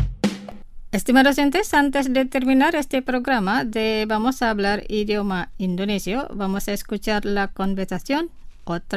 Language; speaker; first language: Spanish; non-native, fluent; Indonesian